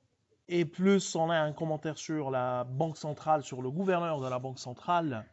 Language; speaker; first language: French; non-native, local second language; Arabic